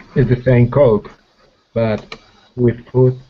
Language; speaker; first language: English; non-native, learner; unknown